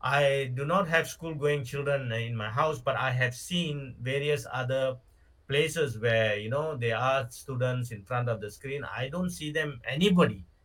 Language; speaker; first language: English; non-native, local second language; Tamil